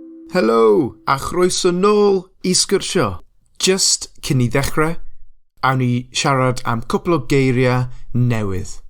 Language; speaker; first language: Welsh; non-native, local second language; English